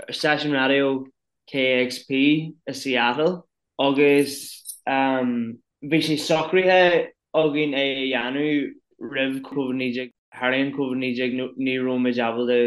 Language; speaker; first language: Irish; non-native, local second language; English